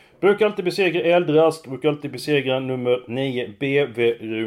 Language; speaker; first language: Swedish; native; Swedish